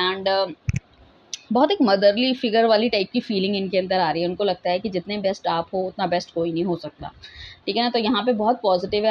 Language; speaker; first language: Hindi; native; Hindi